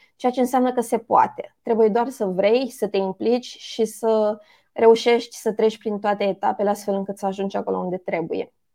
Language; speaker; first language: Romanian; native; Romanian